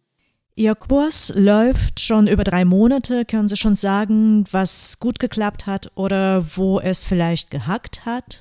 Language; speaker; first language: German; native; German